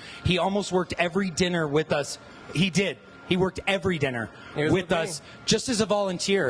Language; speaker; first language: English; native; English